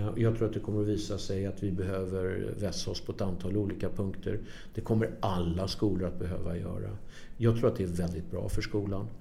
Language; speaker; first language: Swedish; native; Swedish